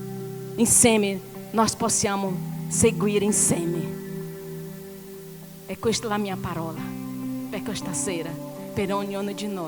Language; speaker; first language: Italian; non-native, learner; Portuguese